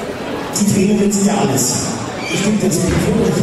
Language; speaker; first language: German; native; German